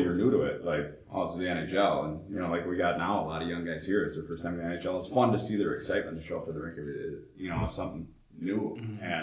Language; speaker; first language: English; native; English